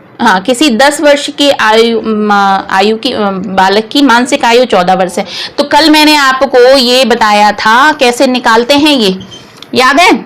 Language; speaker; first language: Hindi; native; Hindi